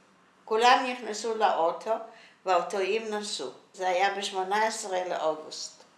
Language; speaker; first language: Hebrew; non-native, fluent; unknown